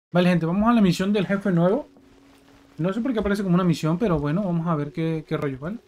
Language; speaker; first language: Spanish; native; Spanish